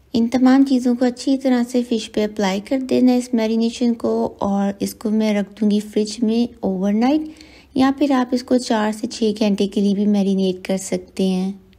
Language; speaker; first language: Hindi; native; Hindi